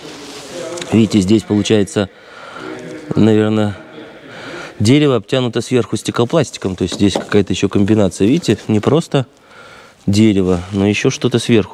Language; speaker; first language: Russian; native; Russian